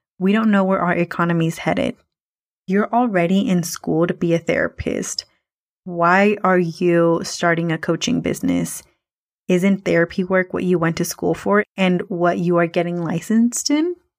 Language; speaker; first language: English; early bilingual, other home language; Spanish